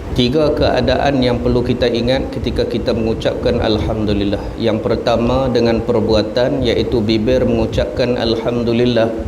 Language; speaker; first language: Malay; native; Malay